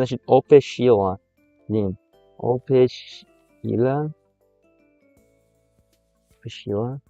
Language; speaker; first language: Russian; non-native, learner; English